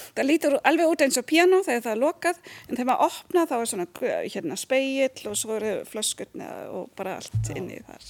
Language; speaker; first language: Icelandic; non-native, fluent; German